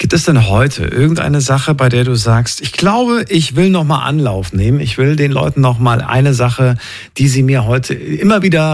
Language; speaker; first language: German; native; German